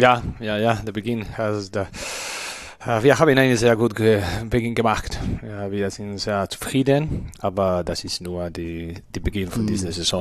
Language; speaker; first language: German; non-native, learner; Spanish